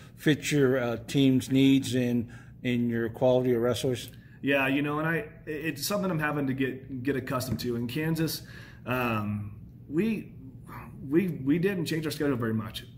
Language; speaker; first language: English; native; English